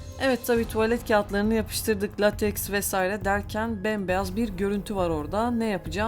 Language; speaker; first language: Turkish; native; Turkish